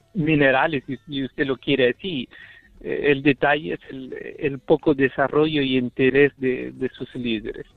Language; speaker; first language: Spanish; native; Spanish